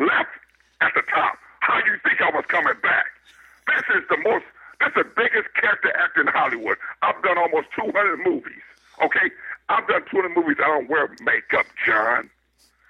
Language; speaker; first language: English; native; English